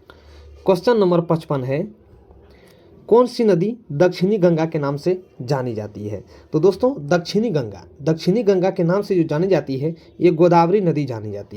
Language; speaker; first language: Hindi; native; Hindi